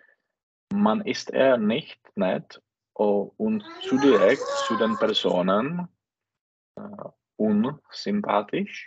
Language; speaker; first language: German; non-native, learner; Czech